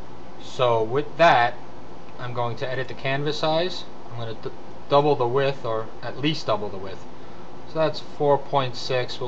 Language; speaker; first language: English; native; English